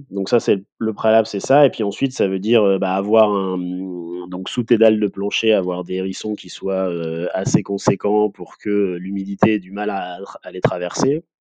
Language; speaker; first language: French; native; French